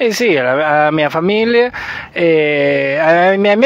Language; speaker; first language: Italian; non-native, learner; Spanish